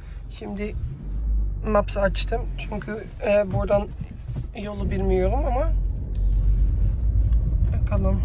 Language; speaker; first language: Turkish; early bilingual, heritage; Turkish